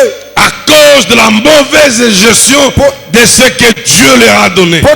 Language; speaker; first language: French; non-native, local second language; Lingala